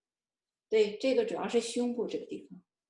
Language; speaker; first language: Chinese; native; Chinese